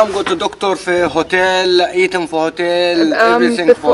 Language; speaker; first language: English; non-native, learner; Arabic